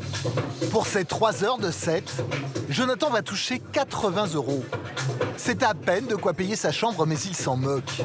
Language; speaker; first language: French; native; French